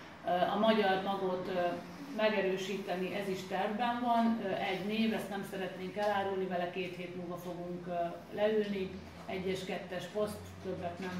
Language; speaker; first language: Hungarian; native; Hungarian